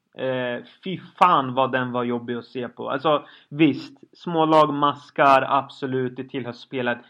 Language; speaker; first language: Swedish; early bilingual, other home language; Kurdish